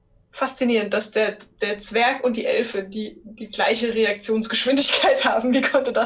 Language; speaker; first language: German; native; German